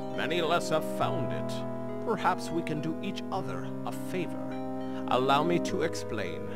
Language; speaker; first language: English; native; English